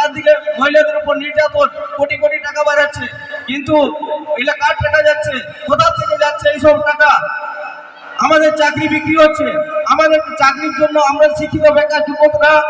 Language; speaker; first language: Bangla; native; Bangla